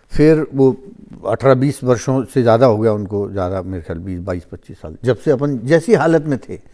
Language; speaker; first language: Hindi; native; Hindi